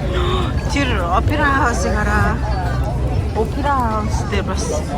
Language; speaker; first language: Korean; non-native, learner; Mongolian